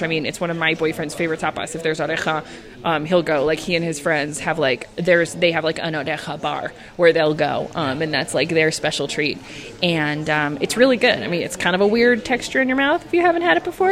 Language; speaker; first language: English; native; English